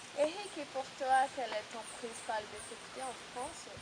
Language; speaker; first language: French; non-native, learner; Portuguese